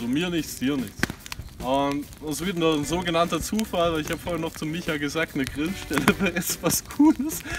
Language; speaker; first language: German; native; German